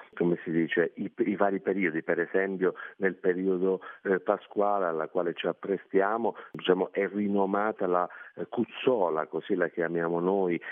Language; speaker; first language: Italian; native; Italian